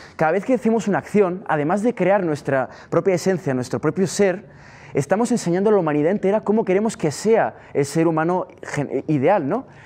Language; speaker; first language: Spanish; non-native, fluent; Italian